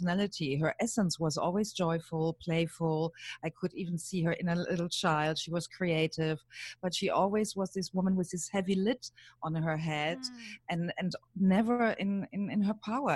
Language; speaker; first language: English; non-native, fluent; German